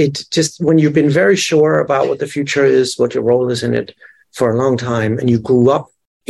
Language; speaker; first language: English; non-native, fluent; Danish